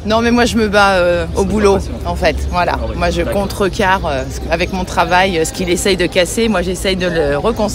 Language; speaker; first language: French; native; French